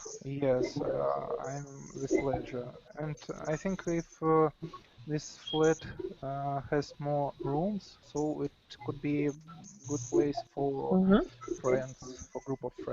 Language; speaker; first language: English; non-native, learner; Russian